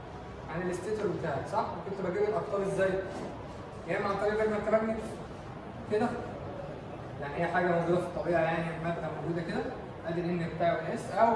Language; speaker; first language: Arabic; native; Arabic